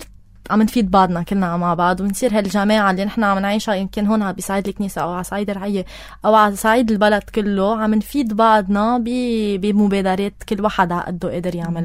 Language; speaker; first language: Arabic; native; Arabic